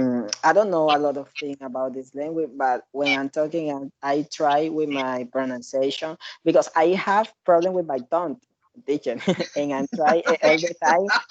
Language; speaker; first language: English; non-native, learner; Spanish